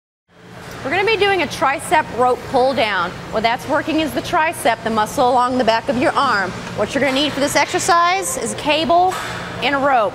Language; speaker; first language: English; native; English